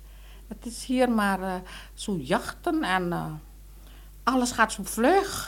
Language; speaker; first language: Dutch; non-native, local second language; Indonesian